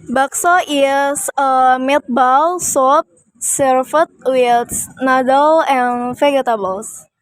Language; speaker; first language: English; non-native, learner; Indonesian